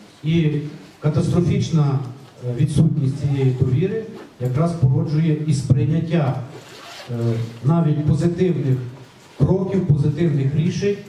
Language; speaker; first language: Ukrainian; native; Ukrainian